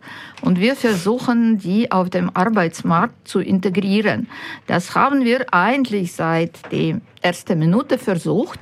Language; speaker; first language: German; non-native, fluent; Ukrainian